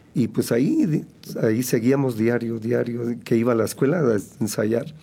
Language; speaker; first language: Spanish; native; Spanish